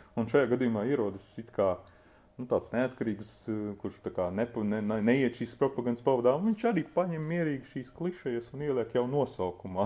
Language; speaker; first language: Latvian; native; Latvian